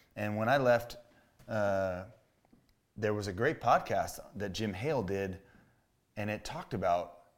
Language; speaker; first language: English; native; English